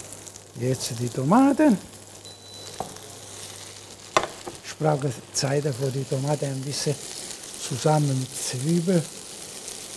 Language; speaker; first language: German; non-native, learner; Italian